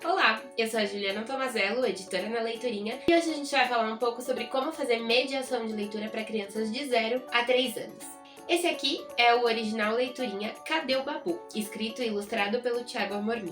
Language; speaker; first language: Portuguese; native; Portuguese